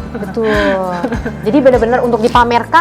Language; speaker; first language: Indonesian; native; Indonesian